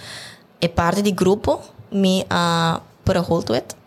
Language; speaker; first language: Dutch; non-native, local second language; Papiamento